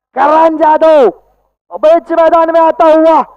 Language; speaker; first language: Hindi; non-native, local second language; Marathi